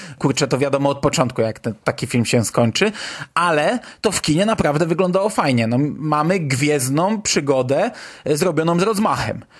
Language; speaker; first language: Polish; native; Polish